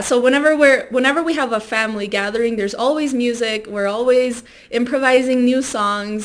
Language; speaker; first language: English; early bilingual, other home language; Spanish